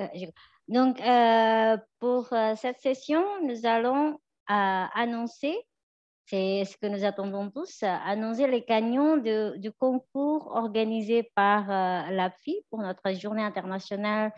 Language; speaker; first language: French; non-native, fluent; Indonesian